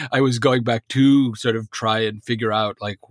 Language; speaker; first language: English; native; English